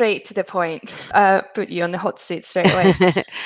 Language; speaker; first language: English; non-native, fluent; Finnish